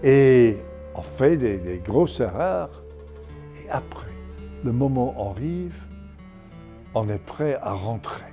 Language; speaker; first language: French; non-native, fluent; English